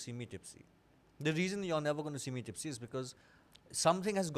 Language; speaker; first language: English; non-native, local second language; Bangla